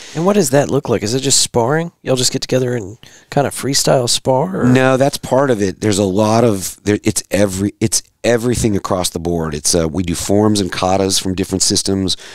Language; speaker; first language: English; native; English